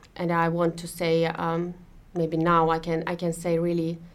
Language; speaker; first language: English; non-native, fluent; Russian